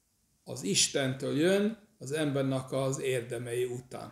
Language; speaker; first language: Hungarian; early bilingual, heritage; English